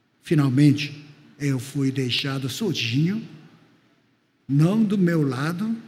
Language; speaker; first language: Portuguese; non-native, fluent; Korean